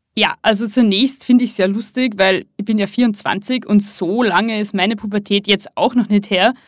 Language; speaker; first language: German; native; German